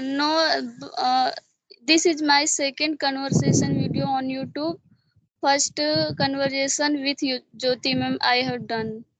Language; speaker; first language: English; non-native, learner; Hindi